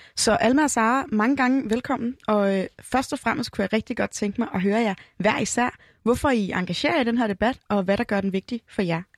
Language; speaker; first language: Danish; native; Danish